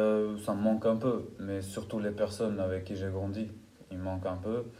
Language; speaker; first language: French; non-native, fluent; Albanian